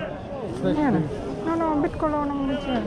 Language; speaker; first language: Italian; non-native, learner; Vietnamese